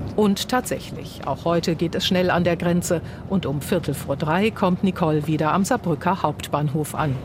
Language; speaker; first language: German; native; German